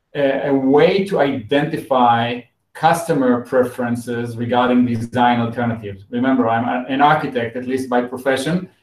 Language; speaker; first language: English; non-native, fluent; Hebrew